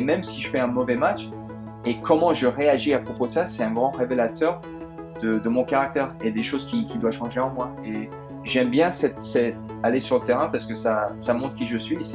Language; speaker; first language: French; early bilingual, heritage; French